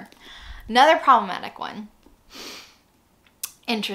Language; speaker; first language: English; native; English